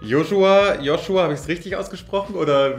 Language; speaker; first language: German; native; German